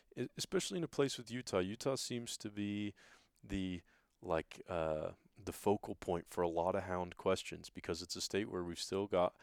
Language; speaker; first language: English; native; English